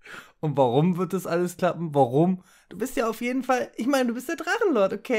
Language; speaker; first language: German; native; German